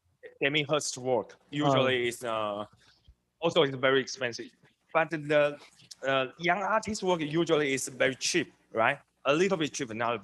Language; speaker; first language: English; non-native, learner; Chinese